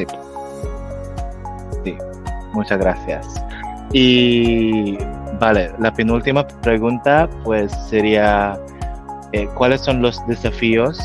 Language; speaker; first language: Spanish; non-native, fluent; Filipino